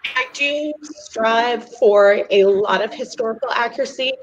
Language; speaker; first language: English; native; English